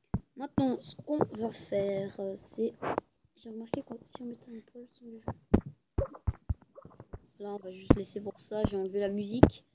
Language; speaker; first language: French; native; French